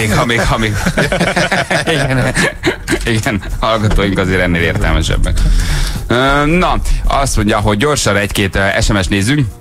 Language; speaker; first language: Hungarian; native; Hungarian